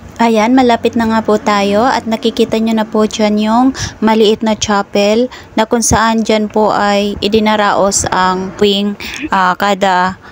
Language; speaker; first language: Filipino; non-native, local second language; Bikol